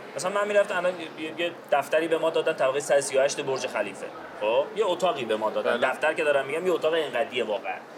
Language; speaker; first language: Persian; non-native, local second language; Azerbaijani